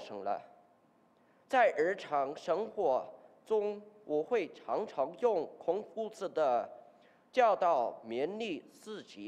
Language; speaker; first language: Chinese; non-native, learner; English